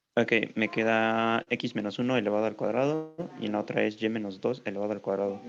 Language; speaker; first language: Spanish; native; Spanish